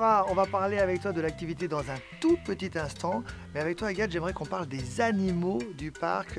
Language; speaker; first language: French; native; French